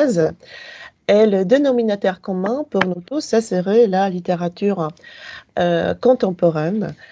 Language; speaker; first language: French; non-native, fluent; Polish